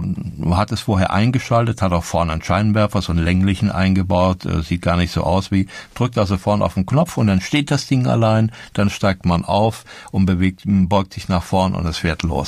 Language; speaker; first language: German; native; German